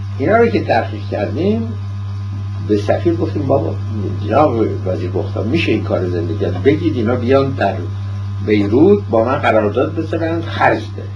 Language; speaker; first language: Persian; early bilingual, other home language; French